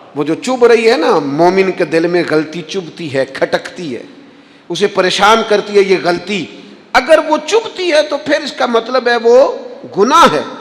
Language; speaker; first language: Urdu; non-native, local second language; Punjabi